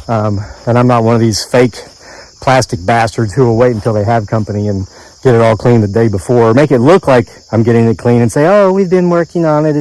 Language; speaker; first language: English; native; English